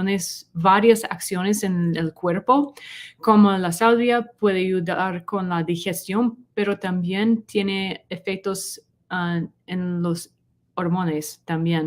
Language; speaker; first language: Spanish; non-native, learner; English